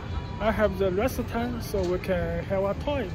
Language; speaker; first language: English; non-native, learner; Chinese